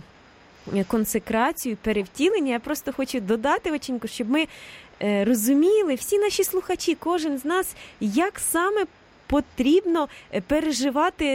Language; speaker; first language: Ukrainian; native; Ukrainian